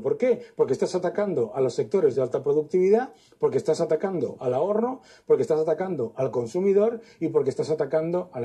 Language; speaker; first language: Spanish; native; Spanish